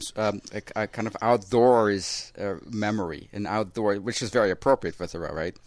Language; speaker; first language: English; early bilingual, other home language; Russian